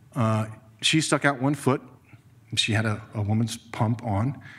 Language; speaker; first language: English; native; English